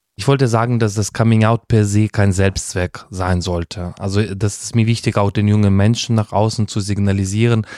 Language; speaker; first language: German; non-native, fluent; Russian